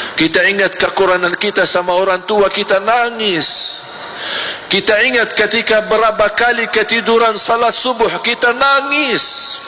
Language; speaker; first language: Malay; non-native, fluent; Arabic